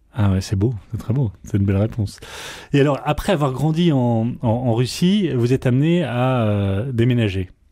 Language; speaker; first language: French; native; French